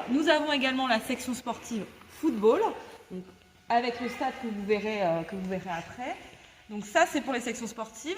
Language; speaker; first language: French; native; French